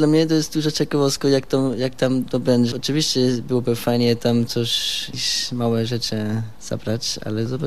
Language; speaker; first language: Polish; non-native, learner; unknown